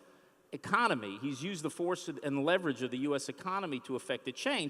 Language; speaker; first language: English; native; English